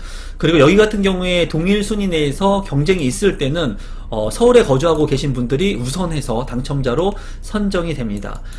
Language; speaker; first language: Korean; native; Korean